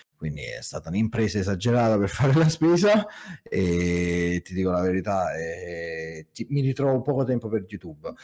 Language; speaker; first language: Italian; native; Italian